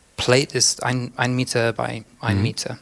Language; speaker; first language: German; non-native, fluent; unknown